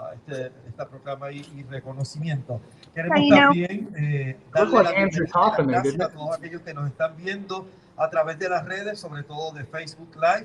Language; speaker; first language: Spanish; native; Spanish